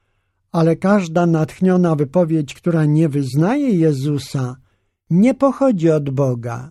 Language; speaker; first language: Polish; native; Polish